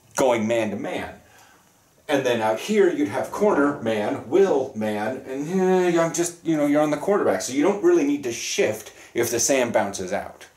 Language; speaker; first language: English; native; English